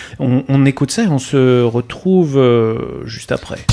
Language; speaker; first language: French; native; French